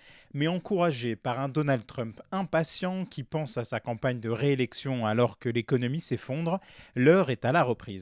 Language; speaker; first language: French; native; French